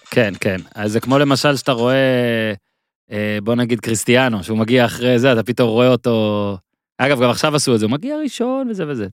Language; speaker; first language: Hebrew; native; Hebrew